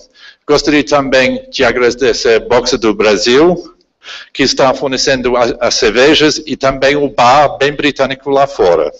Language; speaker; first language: Portuguese; non-native, fluent; English